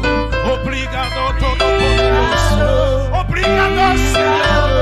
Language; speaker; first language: Portuguese; non-native, learner; Haitian Creole